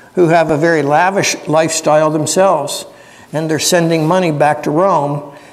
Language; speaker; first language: English; native; English